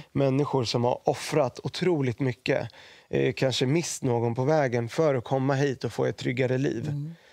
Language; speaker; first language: Swedish; early bilingual, other home language; Arabic